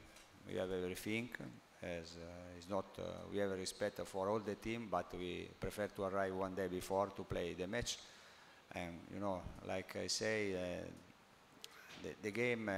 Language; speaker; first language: English; non-native, fluent; Italian